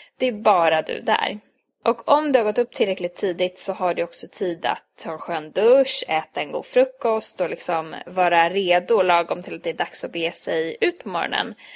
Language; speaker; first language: Swedish; early bilingual, other home language; Hungarian